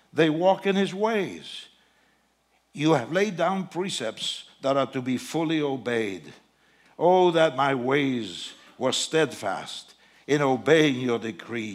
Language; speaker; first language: English; non-native, fluent; Spanish